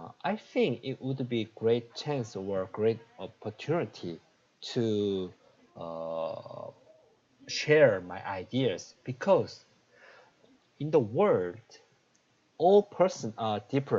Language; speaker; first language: English; non-native, learner; Korean